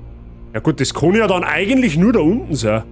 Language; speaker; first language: German; native; German